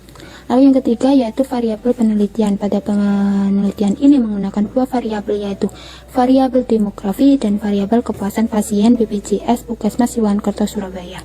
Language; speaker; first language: Indonesian; native; Indonesian